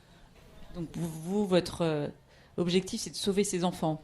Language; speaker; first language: French; native; French